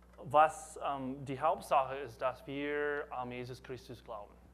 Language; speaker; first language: German; non-native, learner; English